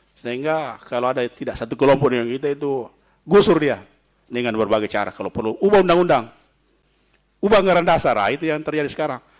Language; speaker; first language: Indonesian; native; Indonesian